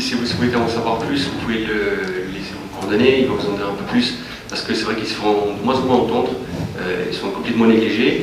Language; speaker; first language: French; native; French